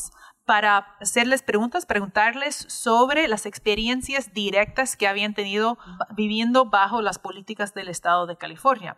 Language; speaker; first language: Spanish; early bilingual, heritage; English